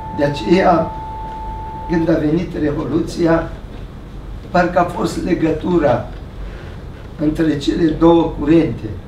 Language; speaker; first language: Romanian; native; Romanian